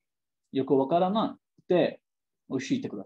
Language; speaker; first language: Japanese; non-native, fluent; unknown